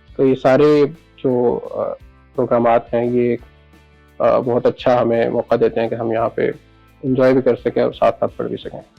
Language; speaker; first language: Urdu; non-native, local second language; Punjabi